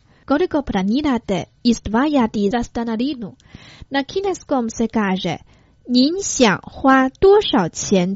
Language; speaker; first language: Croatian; non-native, fluent; Chinese